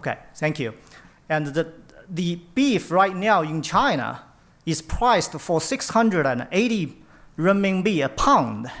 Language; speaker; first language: English; non-native, fluent; Chinese